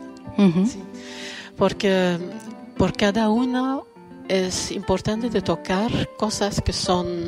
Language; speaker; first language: Spanish; non-native, fluent; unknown